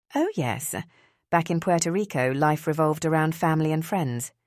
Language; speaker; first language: English; early bilingual, other home language; Spanish